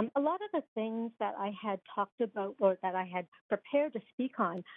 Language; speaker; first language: English; non-native, local second language; Cantonese